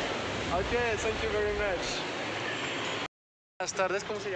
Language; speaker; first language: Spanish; non-native, fluent; French